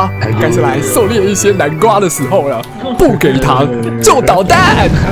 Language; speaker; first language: Chinese; native; Chinese